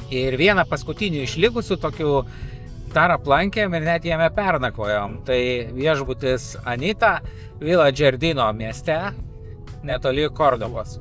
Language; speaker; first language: Lithuanian; native; Lithuanian